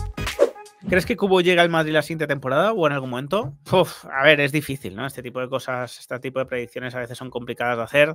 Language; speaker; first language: Spanish; native; Spanish